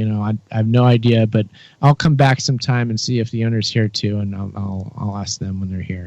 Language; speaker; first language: English; native; English